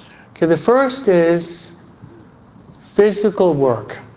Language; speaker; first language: English; native; English